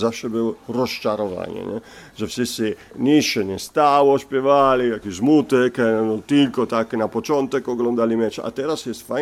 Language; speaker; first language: Polish; non-native, fluent; Italian